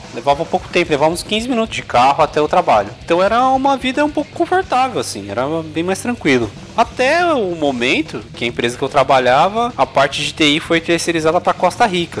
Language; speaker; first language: Portuguese; native; Portuguese